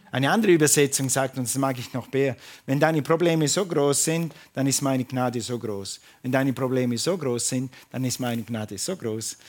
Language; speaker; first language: German; non-native, fluent; English